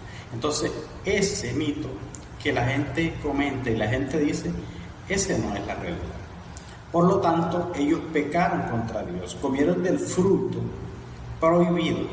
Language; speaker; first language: Spanish; native; Spanish